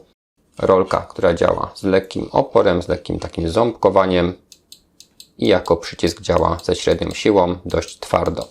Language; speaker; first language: Polish; native; Polish